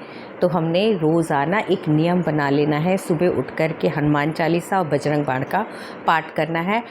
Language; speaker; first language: Hindi; native; Hindi